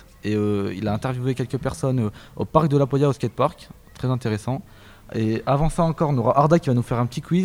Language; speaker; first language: French; native; French